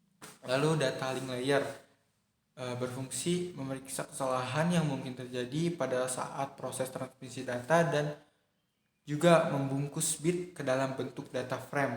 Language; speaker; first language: Indonesian; native; Indonesian